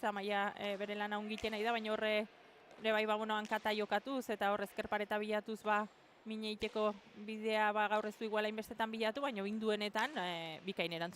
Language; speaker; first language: Basque; native; Basque